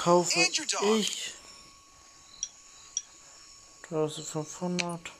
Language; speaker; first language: German; non-native, learner; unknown